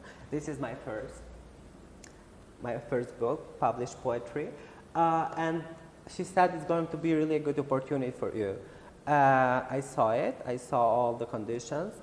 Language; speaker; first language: English; non-native, fluent; Albanian